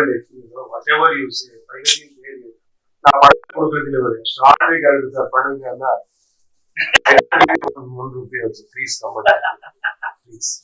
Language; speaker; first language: Tamil; non-native, learner; Kannada